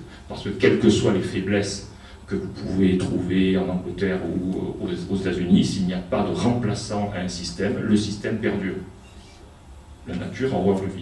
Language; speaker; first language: French; native; French